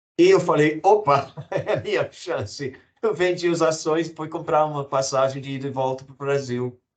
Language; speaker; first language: Portuguese; non-native, fluent; English